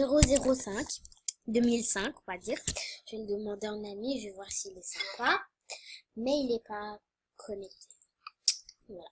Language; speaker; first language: French; native; French